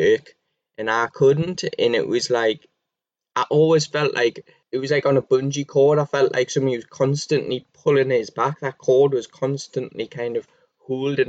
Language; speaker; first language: English; native; English